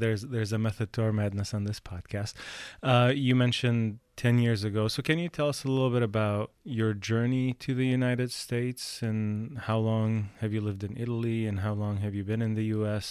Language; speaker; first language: English; non-native, fluent; Arabic